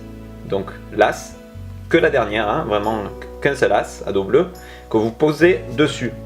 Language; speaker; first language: French; native; French